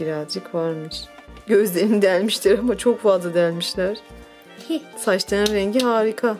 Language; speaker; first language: Turkish; native; Turkish